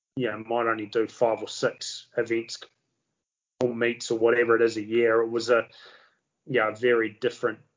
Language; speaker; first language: English; native; English